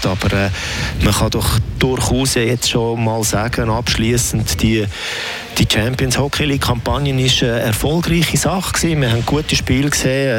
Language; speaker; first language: German; native; German